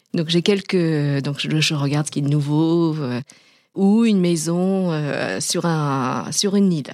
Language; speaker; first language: French; early bilingual, other home language; Vietnamese